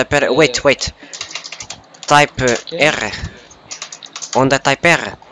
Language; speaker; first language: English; non-native, learner; Portuguese